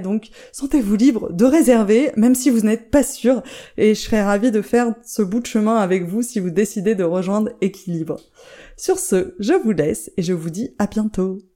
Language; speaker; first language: French; native; French